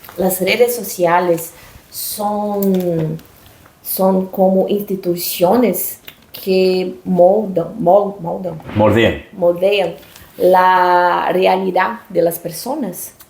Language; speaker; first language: Spanish; non-native, learner; Portuguese